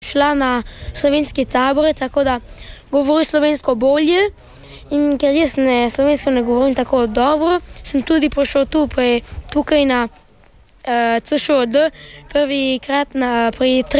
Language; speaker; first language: Slovenian; early bilingual, heritage; Italian